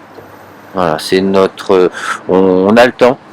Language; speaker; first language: French; native; French